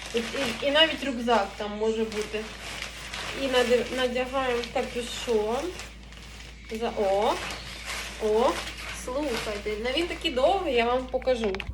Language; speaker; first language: Ukrainian; non-native, local second language; Russian